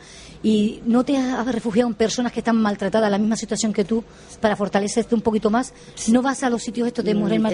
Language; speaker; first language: Spanish; native; Spanish